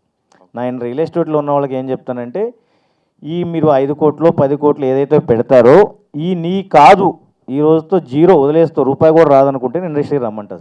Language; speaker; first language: Telugu; native; Telugu